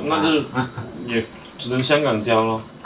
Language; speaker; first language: Chinese; native; Chinese